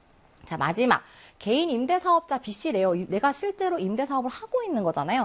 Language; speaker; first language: Korean; native; Korean